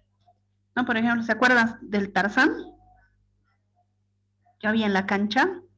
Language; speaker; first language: Spanish; native; Spanish